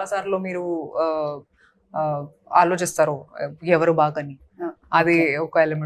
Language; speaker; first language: Telugu; non-native, fluent; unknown